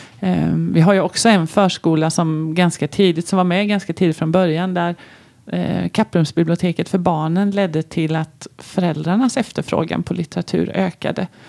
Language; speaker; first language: Swedish; native; Swedish